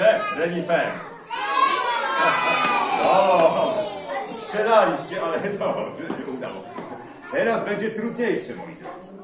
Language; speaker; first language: Polish; native; Polish